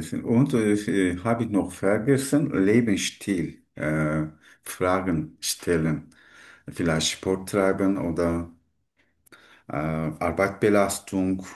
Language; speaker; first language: German; non-native, learner; Turkish